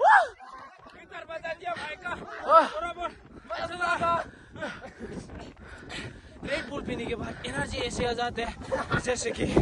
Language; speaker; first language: Hindi; native; Hindi